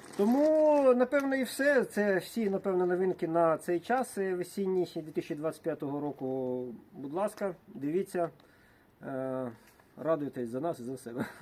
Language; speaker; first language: Ukrainian; non-native, local second language; Russian